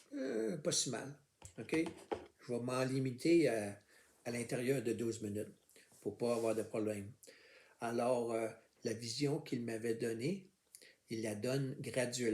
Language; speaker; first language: French; native; French